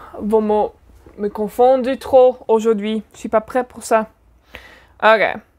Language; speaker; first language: French; non-native, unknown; English